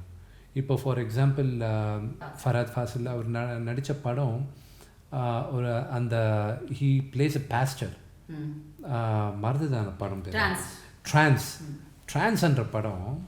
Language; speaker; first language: Tamil; non-native, local second language; Telugu